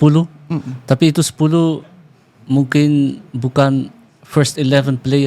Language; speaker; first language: Indonesian; early bilingual, heritage; Dutch